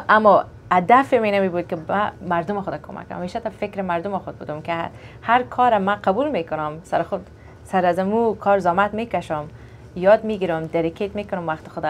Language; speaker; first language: Persian; early bilingual, other home language; English